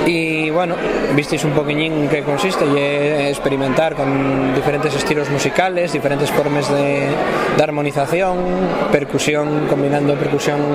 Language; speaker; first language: Spanish; native; Spanish